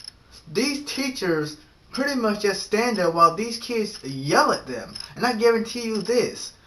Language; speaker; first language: English; native; English